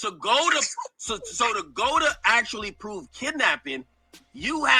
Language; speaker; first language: English; native; English